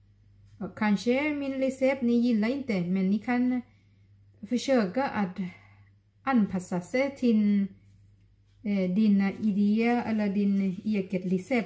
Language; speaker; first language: Swedish; non-native, learner; Thai